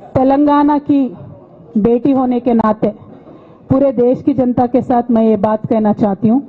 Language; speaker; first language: Hindi; non-native, local second language; Telugu